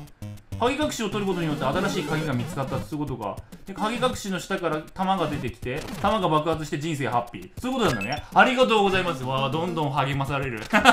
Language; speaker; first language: Japanese; native; Japanese